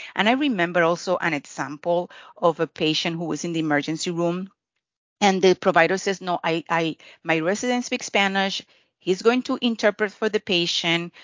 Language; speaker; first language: English; non-native, fluent; Spanish